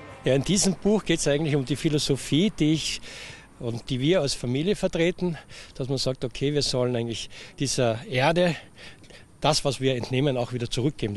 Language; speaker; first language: German; native; German